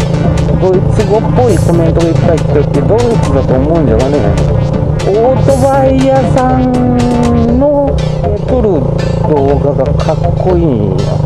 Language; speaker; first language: Japanese; native; Japanese